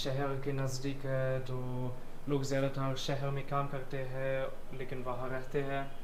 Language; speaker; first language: Hindi; non-native, fluent; German